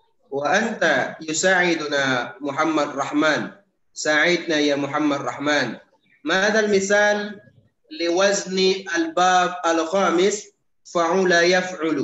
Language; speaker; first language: Arabic; non-native, fluent; Indonesian